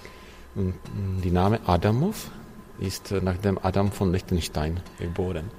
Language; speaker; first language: German; non-native, learner; Czech